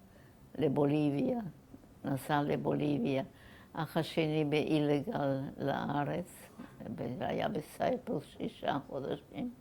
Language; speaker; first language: Hebrew; non-native, fluent; German